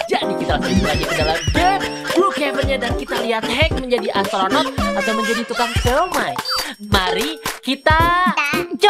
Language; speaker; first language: Indonesian; native; Indonesian